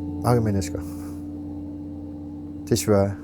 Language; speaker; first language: Danish; non-native, local second language; Kalaallisut